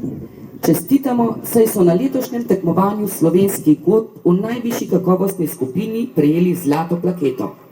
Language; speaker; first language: Slovenian; native; Slovenian